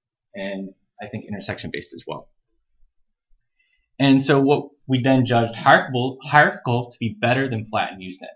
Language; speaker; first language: English; native; English